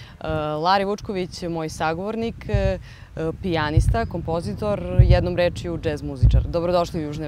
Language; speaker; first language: Serbian; native; Serbian